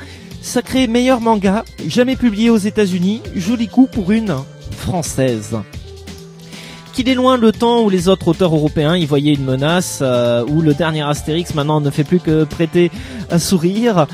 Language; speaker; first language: French; native; French